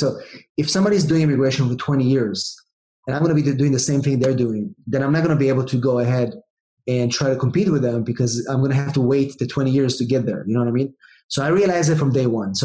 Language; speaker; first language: English; non-native, fluent; Hebrew